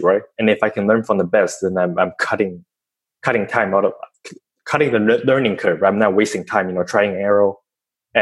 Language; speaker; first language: English; non-native, fluent; Chinese